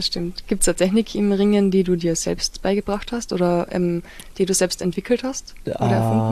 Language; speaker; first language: German; native; German